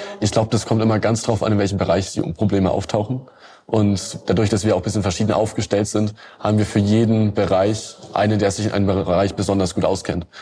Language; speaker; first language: German; native; German